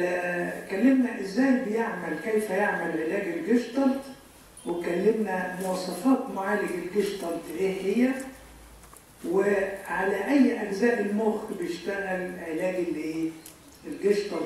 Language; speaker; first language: Arabic; native; Arabic